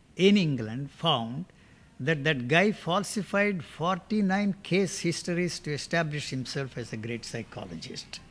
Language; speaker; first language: English; non-native, local second language; Telugu